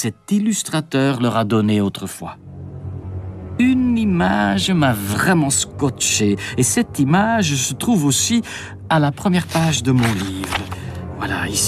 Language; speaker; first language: French; non-native, fluent; Dutch